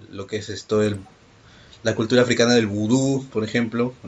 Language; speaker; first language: Spanish; native; Spanish